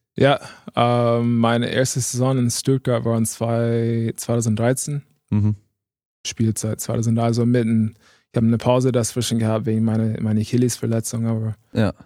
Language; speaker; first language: German; non-native, fluent; English